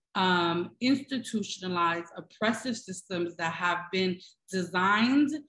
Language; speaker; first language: English; native; English